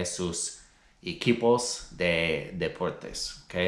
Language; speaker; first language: Spanish; non-native, fluent; English